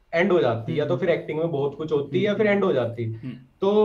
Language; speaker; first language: Hindi; native; Hindi